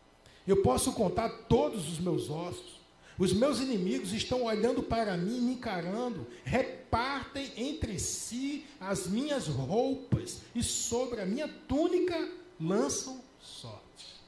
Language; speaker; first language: Portuguese; native; Portuguese